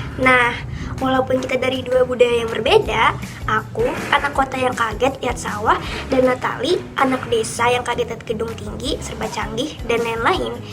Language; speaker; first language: Indonesian; native; Indonesian